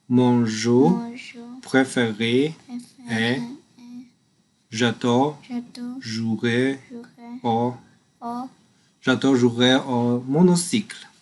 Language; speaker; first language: French; non-native, learner; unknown